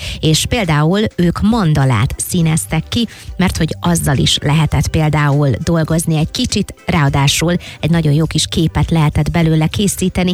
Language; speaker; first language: Hungarian; native; Hungarian